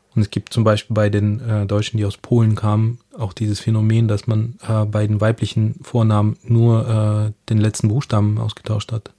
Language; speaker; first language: German; early bilingual, other home language; Russian